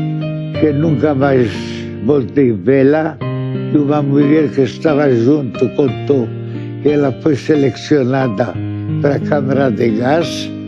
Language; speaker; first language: Portuguese; non-native, fluent; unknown